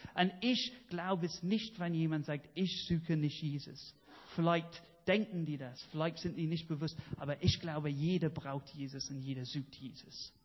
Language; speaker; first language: German; non-native, fluent; English